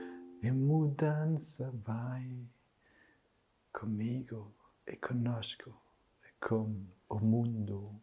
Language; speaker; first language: Portuguese; non-native, learner; German